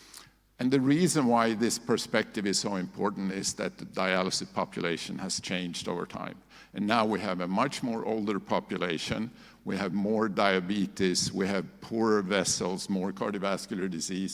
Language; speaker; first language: English; non-native, fluent; Swedish